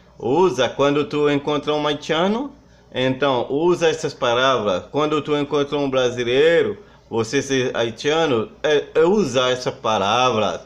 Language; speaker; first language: Portuguese; non-native, fluent; Haitian Creole